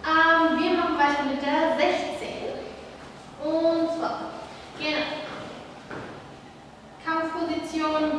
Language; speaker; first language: German; native; German